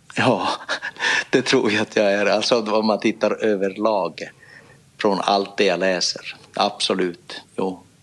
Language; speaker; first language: Swedish; native; Swedish